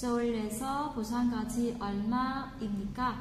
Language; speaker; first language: Korean; non-native, fluent; Vietnamese